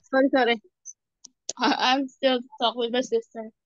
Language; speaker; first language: English; non-native, learner; Indonesian